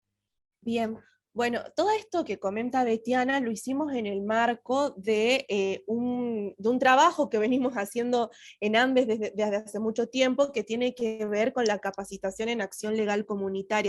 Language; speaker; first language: Spanish; native; Spanish